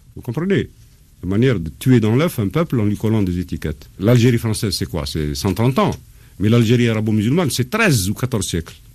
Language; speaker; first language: French; non-native, local second language; Arabic